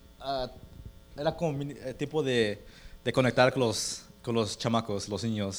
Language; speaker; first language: Spanish; early bilingual, heritage; Spanish